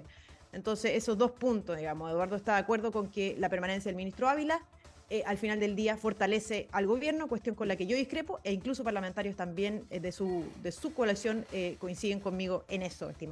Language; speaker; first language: Spanish; native; Spanish